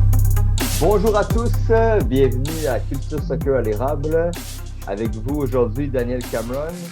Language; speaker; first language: French; native; French